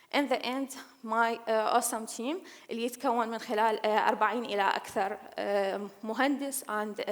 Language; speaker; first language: English; non-native, learner; Arabic